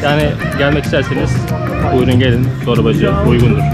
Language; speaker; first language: Turkish; native; Turkish